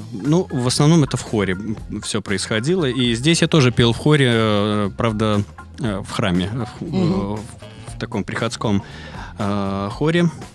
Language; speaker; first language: Russian; native; Russian